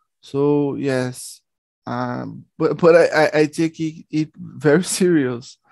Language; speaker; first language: English; non-native, learner; Portuguese